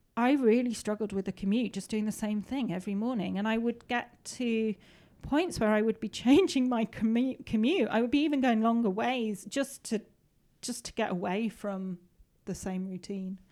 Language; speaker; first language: English; native; English